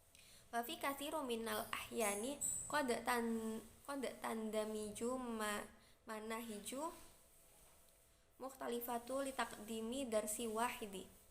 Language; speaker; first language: Arabic; non-native, learner; Indonesian